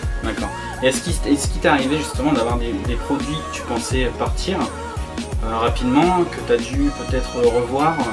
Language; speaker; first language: French; native; French